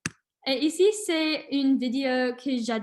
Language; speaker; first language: French; non-native, learner; English